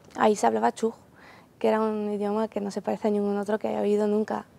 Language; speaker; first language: Spanish; non-native, fluent; Ukrainian